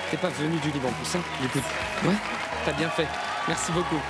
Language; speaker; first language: French; native; French